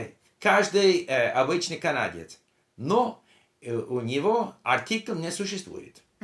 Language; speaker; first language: Russian; non-native, learner; English